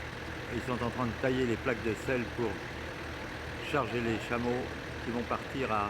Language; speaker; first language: French; native; French